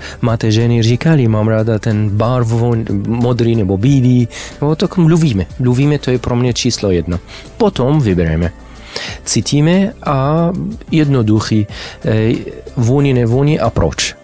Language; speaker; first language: Czech; non-native, learner; Arabic